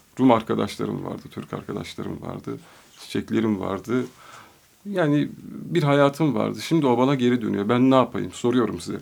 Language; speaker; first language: Turkish; native; Turkish